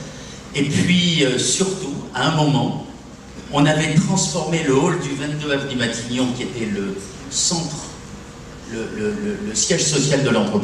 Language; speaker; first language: French; native; French